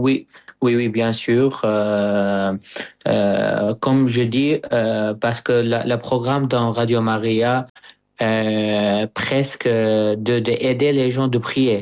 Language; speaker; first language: French; non-native, fluent; Arabic